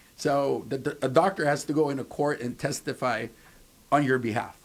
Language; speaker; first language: English; native; English